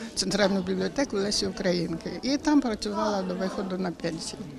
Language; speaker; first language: Ukrainian; native; Ukrainian